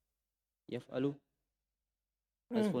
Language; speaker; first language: Arabic; non-native, learner; Indonesian